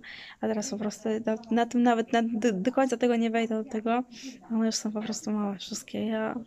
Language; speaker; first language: Polish; native; Polish